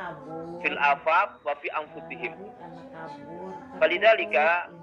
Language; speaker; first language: Arabic; non-native, fluent; Indonesian